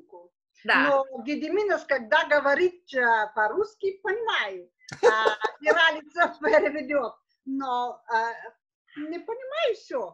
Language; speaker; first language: Russian; non-native, learner; Bulgarian